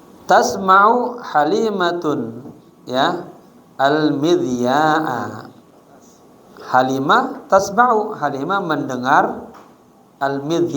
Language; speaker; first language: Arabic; non-native, fluent; Indonesian